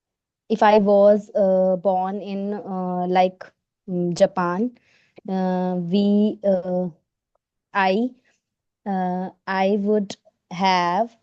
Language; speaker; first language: English; non-native, learner; Hindi